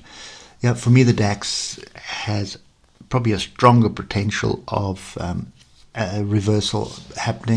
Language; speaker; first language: English; native; English